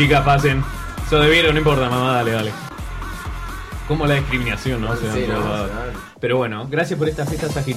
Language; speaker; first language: Spanish; native; Spanish